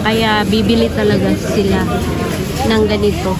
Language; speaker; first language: Filipino; native; Filipino